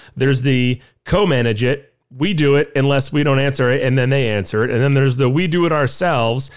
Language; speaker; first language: English; native; English